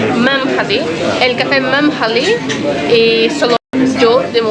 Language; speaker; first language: Spanish; non-native, fluent; Portuguese